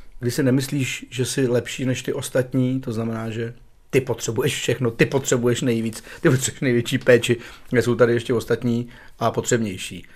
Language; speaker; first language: Czech; native; Czech